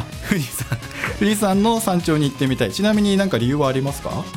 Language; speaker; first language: Japanese; native; Japanese